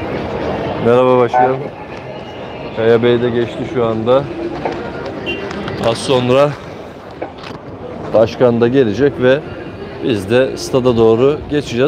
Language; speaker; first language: Turkish; native; Turkish